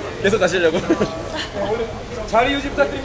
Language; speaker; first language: Korean; native; Korean